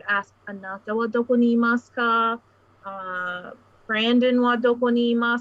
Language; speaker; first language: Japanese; non-native, fluent; English